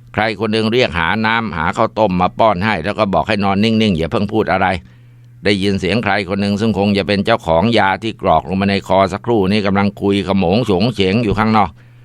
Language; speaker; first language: Thai; native; Thai